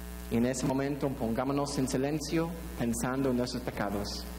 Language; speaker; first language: Spanish; non-native, fluent; English